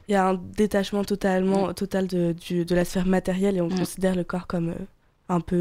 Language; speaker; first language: French; native; French